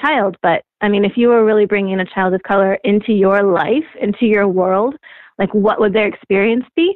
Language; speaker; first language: English; native; English